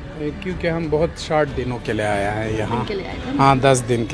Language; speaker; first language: Hindi; non-native, local second language; Persian